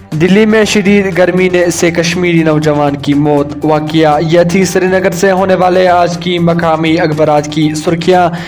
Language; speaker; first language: Urdu; non-native, local second language; Kashmiri